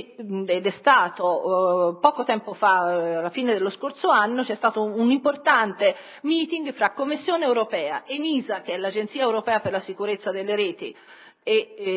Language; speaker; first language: Italian; native; Italian